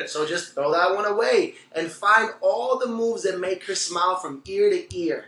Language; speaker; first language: English; early bilingual, other home language; Spanish